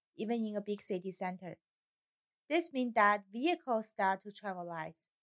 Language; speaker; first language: English; non-native, fluent; Chinese